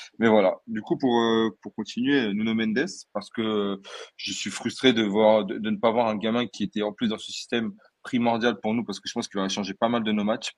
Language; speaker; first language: French; early bilingual, other home language; Portuguese